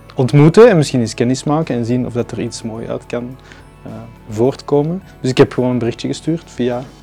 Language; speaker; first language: Dutch; native; Dutch